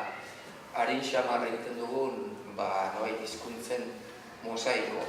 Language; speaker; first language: Basque; native; Basque